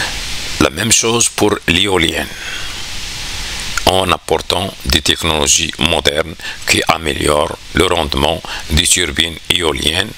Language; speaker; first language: French; non-native, local second language; Arabic